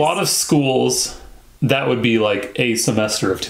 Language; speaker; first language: English; native; English